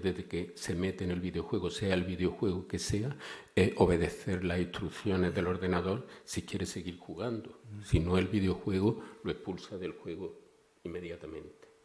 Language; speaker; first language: Spanish; native; Spanish